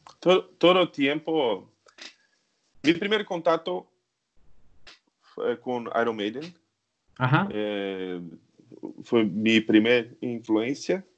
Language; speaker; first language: Spanish; non-native, learner; Portuguese